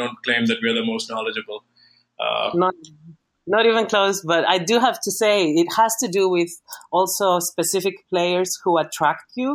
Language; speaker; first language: English; non-native, fluent; Greek